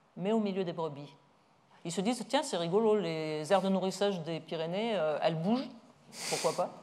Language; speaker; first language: French; native; French